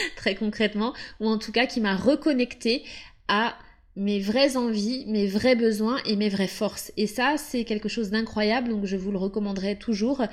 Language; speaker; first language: French; native; French